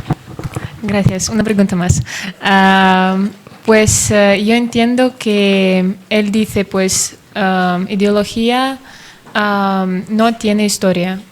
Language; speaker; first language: Spanish; non-native, fluent; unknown